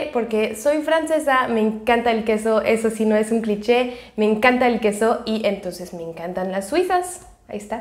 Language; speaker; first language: Spanish; non-native, fluent; French